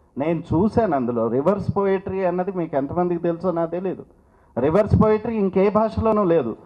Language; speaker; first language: Telugu; early bilingual, other home language; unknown